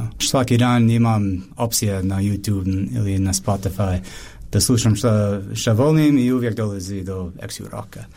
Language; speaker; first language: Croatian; non-native, fluent; English